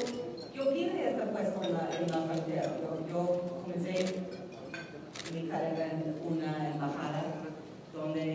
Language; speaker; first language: Spanish; non-native, fluent; English